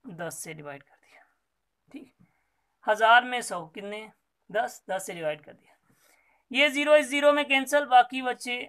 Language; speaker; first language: Urdu; non-native, local second language; Sindhi